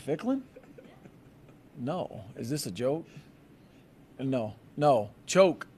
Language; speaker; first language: English; native; English